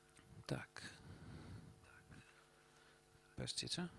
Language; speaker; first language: Russian; native; Russian